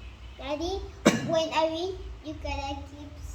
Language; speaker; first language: English; non-native, learner; Lao